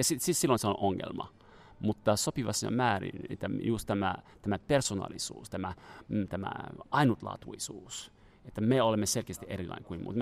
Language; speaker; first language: Finnish; non-native, fluent; French